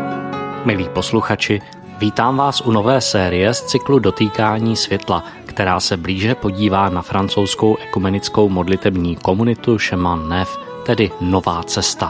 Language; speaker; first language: Czech; native; Czech